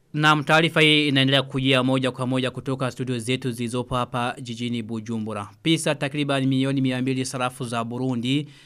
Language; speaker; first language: Swahili; non-native, local second language; Rundi